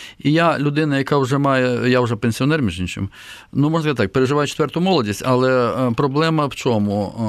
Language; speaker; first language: Ukrainian; native; Ukrainian